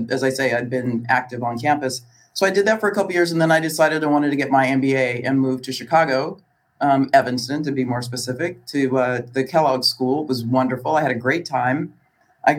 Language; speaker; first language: English; native; English